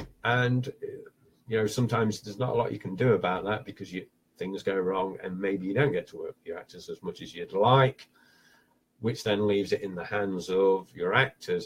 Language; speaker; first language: English; native; English